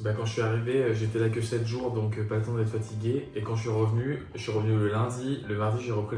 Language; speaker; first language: French; native; French